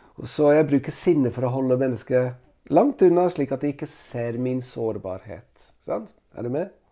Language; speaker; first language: Norwegian; non-native, fluent; Italian